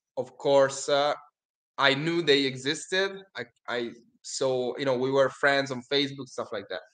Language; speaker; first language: English; non-native, fluent; Italian